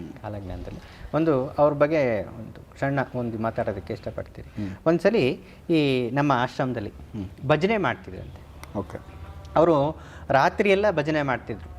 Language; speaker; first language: Kannada; native; Kannada